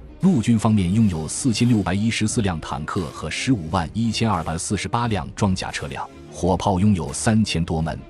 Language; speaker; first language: Chinese; native; Chinese